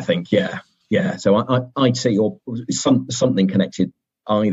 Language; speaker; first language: English; native; English